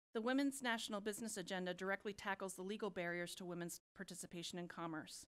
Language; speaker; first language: English; native; English